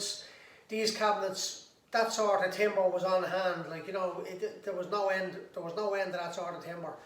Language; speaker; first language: English; native; English